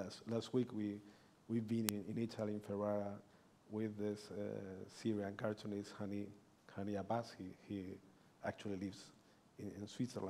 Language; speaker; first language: English; non-native, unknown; Spanish